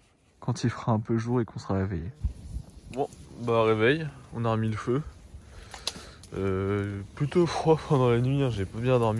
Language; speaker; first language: French; native; French